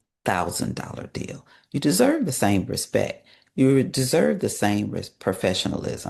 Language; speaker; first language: English; native; English